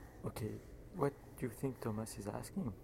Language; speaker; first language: English; non-native, fluent; French